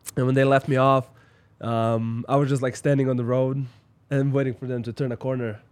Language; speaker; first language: English; non-native, fluent; Slovenian